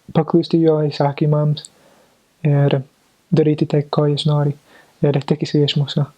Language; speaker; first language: Lithuanian; non-native, fluent; English